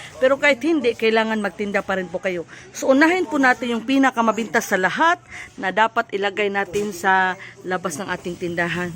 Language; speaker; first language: Filipino; non-native, local second language; Cebuano